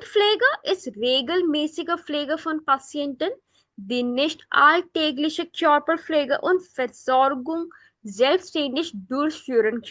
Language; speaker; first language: German; non-native, fluent; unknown